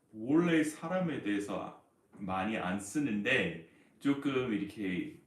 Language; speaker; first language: Korean; non-native, fluent; English